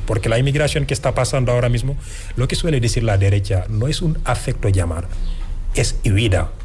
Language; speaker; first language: Spanish; non-native, fluent; Wolof